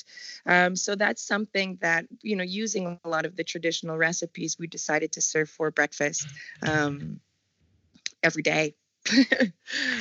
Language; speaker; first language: English; native; English